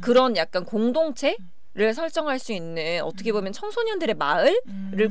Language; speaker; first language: Korean; native; Korean